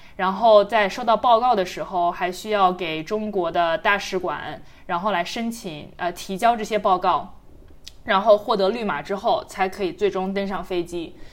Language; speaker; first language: Chinese; native; Chinese